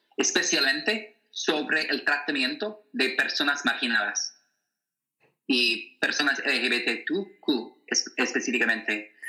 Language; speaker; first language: Spanish; non-native, fluent; English